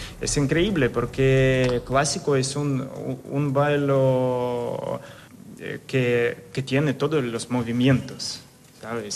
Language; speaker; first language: Spanish; non-native, fluent; Ukrainian